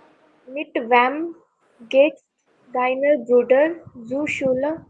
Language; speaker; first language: German; non-native, learner; Hindi